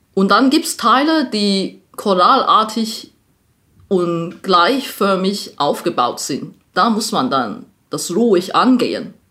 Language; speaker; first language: German; non-native, fluent; Chinese